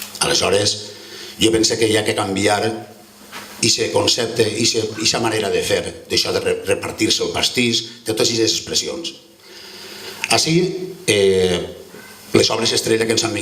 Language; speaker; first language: Catalan; native; Catalan